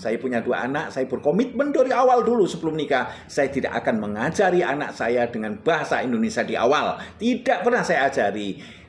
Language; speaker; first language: Indonesian; non-native, local second language; Javanese